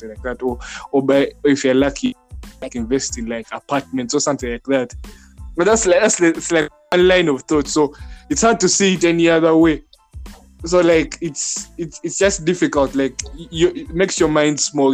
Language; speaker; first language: English; non-native, local second language; Ganda